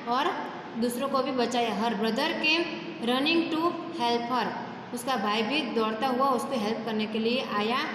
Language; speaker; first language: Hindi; non-native, local second language; Gujarati